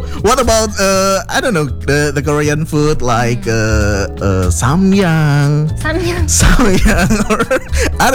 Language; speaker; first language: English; non-native, fluent; Indonesian